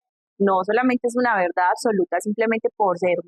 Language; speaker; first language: Spanish; native; Spanish